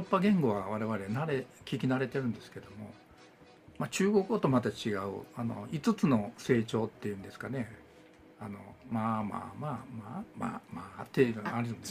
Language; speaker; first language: Japanese; native; Japanese